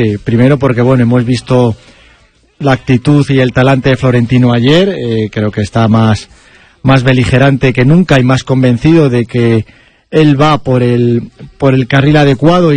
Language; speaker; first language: Spanish; native; Spanish